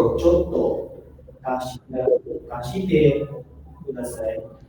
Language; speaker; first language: Japanese; non-native, learner; Bangla